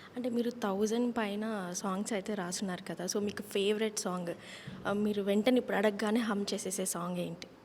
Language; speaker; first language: Telugu; native; Telugu